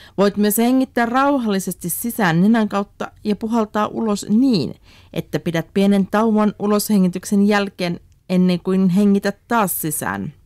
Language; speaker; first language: Finnish; native; Finnish